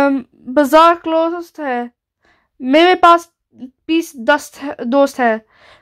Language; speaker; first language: Hindi; non-native, learner; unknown